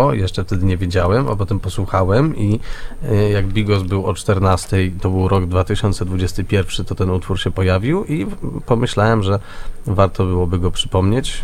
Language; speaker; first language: Polish; native; Polish